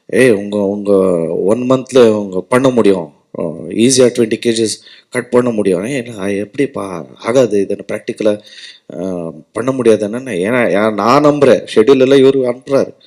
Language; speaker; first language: Tamil; non-native, learner; Kannada